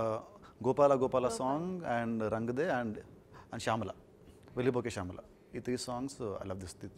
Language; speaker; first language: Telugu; non-native, learner; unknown